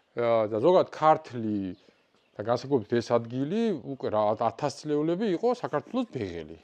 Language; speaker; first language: Georgian; native; Georgian